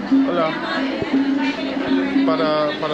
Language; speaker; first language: Spanish; non-native, learner; English